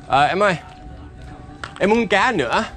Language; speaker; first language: Vietnamese; non-native, learner; English